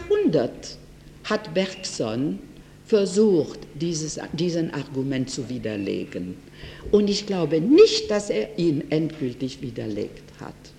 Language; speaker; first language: German; non-native, fluent; French